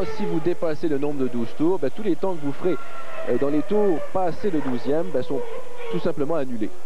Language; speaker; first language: French; native; French